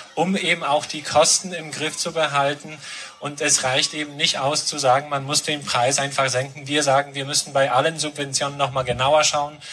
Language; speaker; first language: German; non-native, fluent; Polish